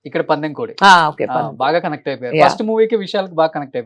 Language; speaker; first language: Telugu; native; Telugu